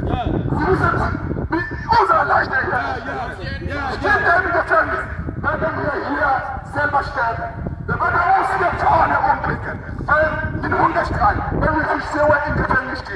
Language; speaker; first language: German; non-native, fluent; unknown